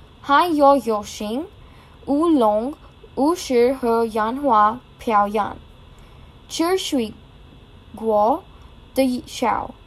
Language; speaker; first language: Chinese; non-native, learner; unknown